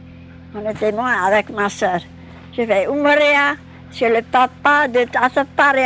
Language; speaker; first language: French; non-native, local second language; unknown